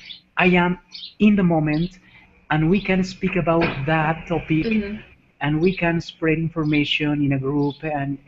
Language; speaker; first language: English; non-native, fluent; Spanish